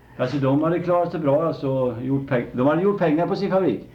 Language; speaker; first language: Swedish; native; Swedish